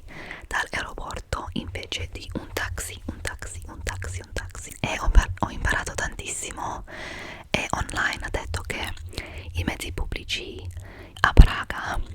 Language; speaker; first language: Italian; non-native, fluent; English